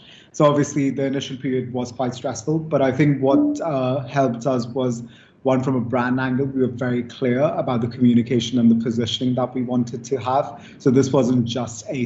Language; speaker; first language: English; non-native, local second language; Hindi